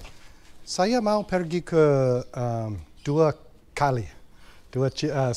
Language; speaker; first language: Indonesian; non-native, learner; English